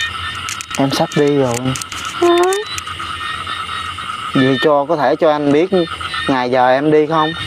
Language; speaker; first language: Vietnamese; native; Vietnamese